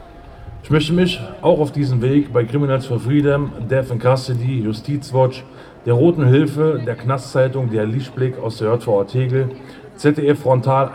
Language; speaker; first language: German; native; German